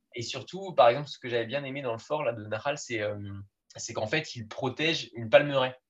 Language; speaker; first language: French; native; French